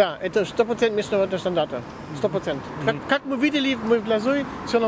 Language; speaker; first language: Russian; non-native, learner; German